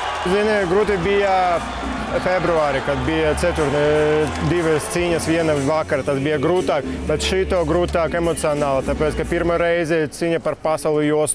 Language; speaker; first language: Latvian; non-native, local second language; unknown